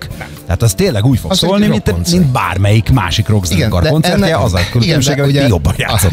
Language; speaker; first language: Hungarian; native; Hungarian